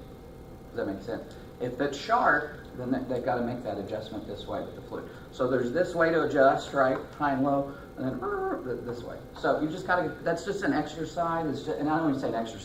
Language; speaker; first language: English; native; English